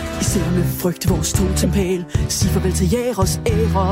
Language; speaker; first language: Danish; native; Danish